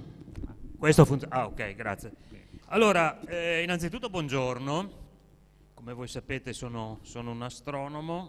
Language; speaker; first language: Italian; native; Italian